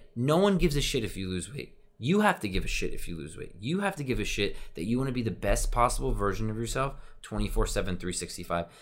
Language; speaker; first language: English; native; English